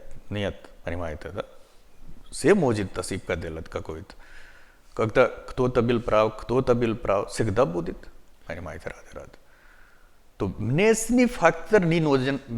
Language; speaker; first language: Russian; non-native, learner; Hindi